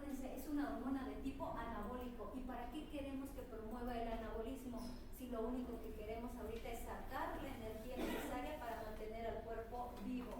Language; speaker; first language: Spanish; native; Spanish